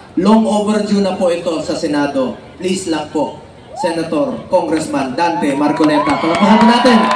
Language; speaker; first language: Filipino; non-native, local second language; Cebuano